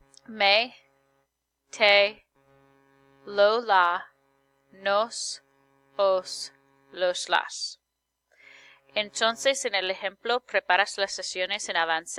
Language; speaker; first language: Spanish; non-native, fluent; English